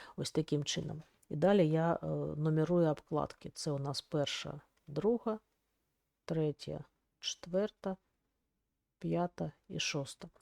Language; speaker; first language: Ukrainian; native; Ukrainian